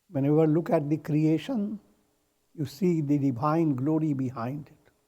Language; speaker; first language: English; non-native, local second language; Hindi